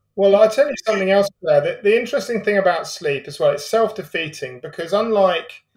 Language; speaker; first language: English; native; English